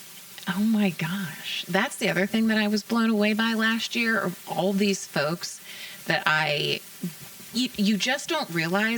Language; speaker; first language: English; native; English